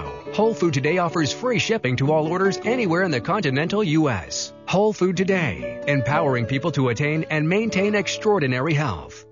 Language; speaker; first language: English; native; English